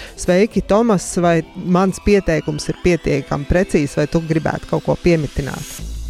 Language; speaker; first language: Latvian; native; Latvian